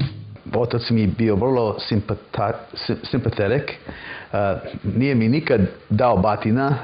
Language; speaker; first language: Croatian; early bilingual, heritage; English